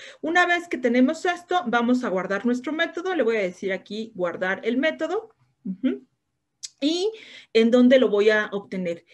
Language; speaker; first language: Spanish; native; Spanish